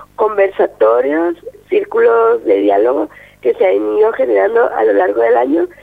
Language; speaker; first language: Spanish; native; Spanish